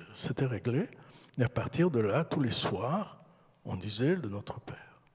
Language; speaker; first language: French; early bilingual, heritage; French